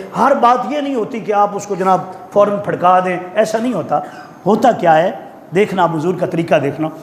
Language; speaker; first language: Urdu; non-native, local second language; Punjabi